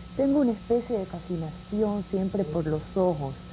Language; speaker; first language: Spanish; native; Spanish